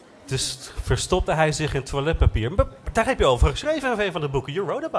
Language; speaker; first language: Dutch; native; Dutch